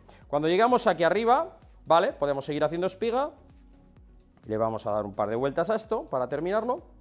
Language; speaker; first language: Spanish; native; Spanish